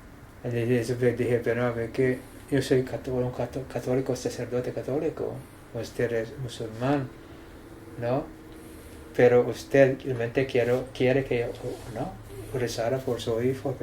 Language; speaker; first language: Spanish; non-native, fluent; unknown